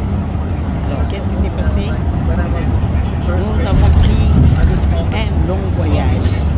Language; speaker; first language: French; non-native, local second language; Lingala